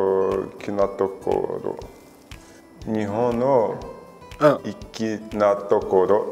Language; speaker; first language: Japanese; non-native, learner; Portuguese